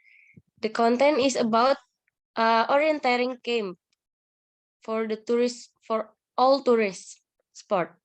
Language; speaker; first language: English; non-native, learner; Indonesian